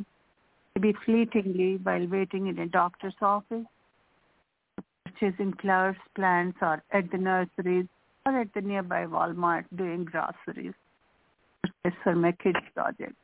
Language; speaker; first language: English; non-native, local second language; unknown